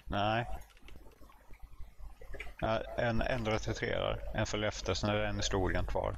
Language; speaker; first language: Swedish; native; Swedish